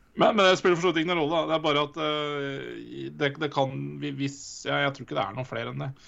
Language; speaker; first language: Norwegian; native; Norwegian